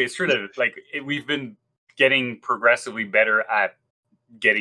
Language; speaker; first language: English; non-native, fluent; French